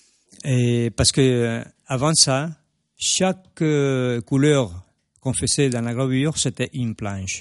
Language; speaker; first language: French; non-native, fluent; Spanish